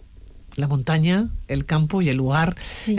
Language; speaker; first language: Spanish; native; Spanish